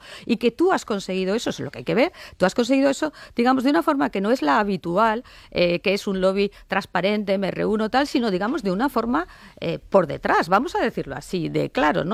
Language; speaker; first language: Spanish; native; Spanish